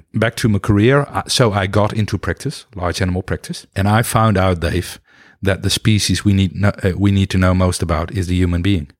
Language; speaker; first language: English; non-native, fluent; Dutch